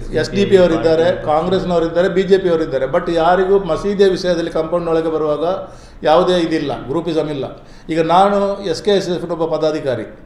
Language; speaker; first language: Kannada; non-native, local second language; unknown